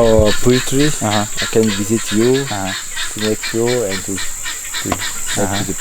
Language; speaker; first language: English; non-native, learner; Sango